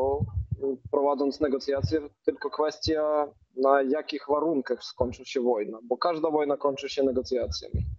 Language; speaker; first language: Polish; non-native, fluent; Ukrainian